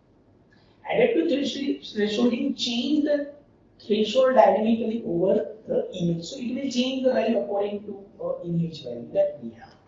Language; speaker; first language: English; non-native, local second language; Gujarati